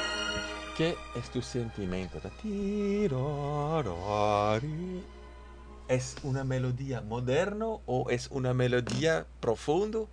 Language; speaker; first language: Spanish; non-native, learner; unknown